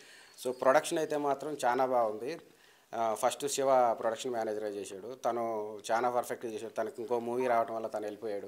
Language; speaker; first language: Telugu; native; Telugu